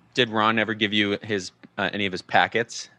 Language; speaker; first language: English; native; English